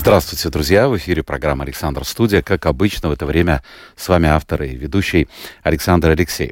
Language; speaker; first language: Russian; native; Russian